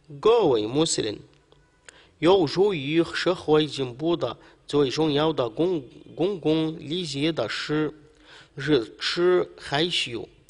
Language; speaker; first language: Chinese; non-native, fluent; Arabic